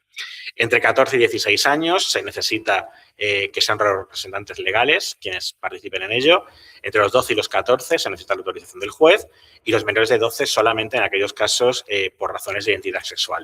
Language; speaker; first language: Spanish; native; Spanish